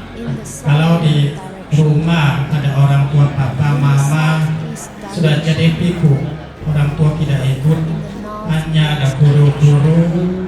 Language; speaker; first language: Indonesian; non-native, learner; Thai